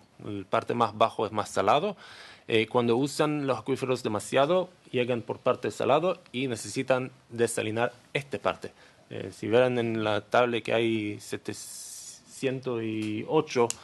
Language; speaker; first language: Spanish; non-native, learner; Hebrew